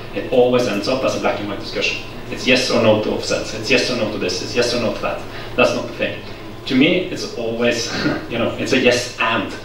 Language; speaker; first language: English; non-native, fluent; Norwegian